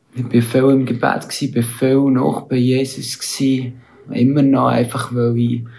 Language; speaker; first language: German; native; German